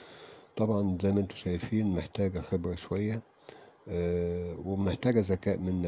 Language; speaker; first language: Arabic; native; Arabic